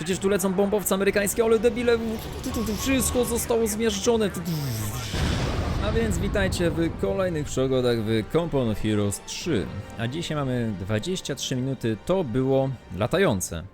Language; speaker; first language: Polish; native; Polish